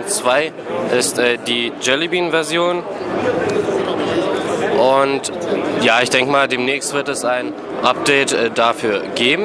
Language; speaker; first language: German; native; German